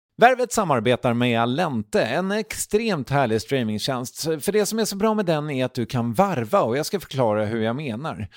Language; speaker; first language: Swedish; native; Swedish